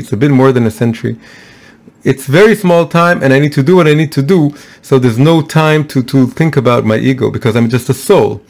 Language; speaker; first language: English; non-native, fluent; Hebrew